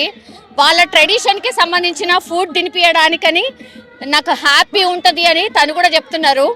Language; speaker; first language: Telugu; native; Telugu